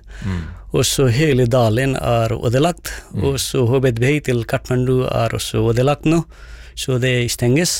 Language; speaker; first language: Norwegian; non-native, fluent; Nepali